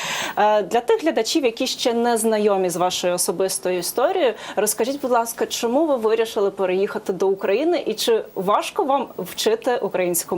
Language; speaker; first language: Ukrainian; native; Ukrainian